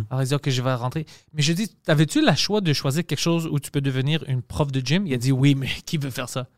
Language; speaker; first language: French; native; French